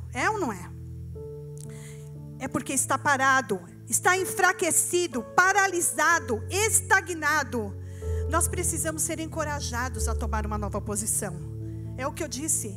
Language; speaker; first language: Portuguese; native; Portuguese